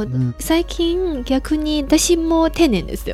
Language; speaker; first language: Japanese; non-native, fluent; Chinese